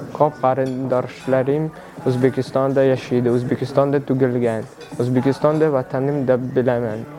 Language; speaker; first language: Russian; native; Russian